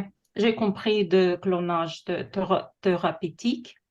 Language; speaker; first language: French; non-native, fluent; Russian